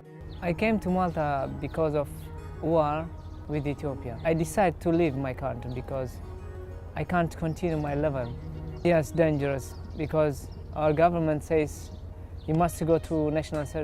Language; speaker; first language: English; non-native, learner; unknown